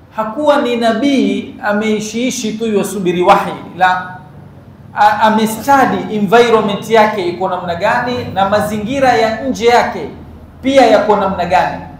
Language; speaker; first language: Swahili; native; Swahili